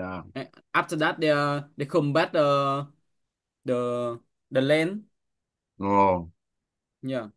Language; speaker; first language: English; non-native, learner; Vietnamese